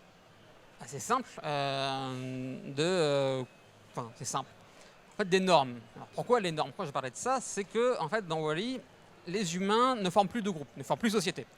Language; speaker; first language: French; native; French